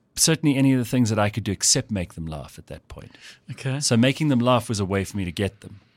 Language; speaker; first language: English; native; English